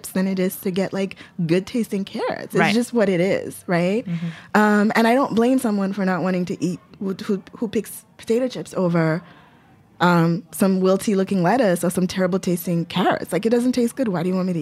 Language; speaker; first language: English; non-native, local second language; Yoruba